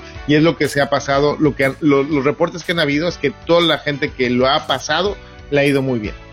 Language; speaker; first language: Spanish; native; Spanish